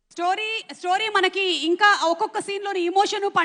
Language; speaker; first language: Telugu; native; Telugu